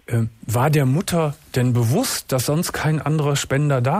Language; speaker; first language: German; native; German